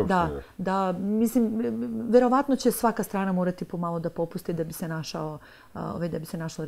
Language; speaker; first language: Serbian; native; Serbian